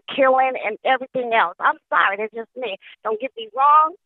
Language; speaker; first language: English; native; English